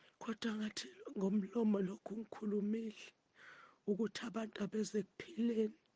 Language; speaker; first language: Zulu; native; Zulu